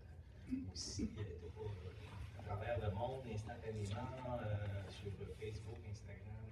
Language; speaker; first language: French; native; French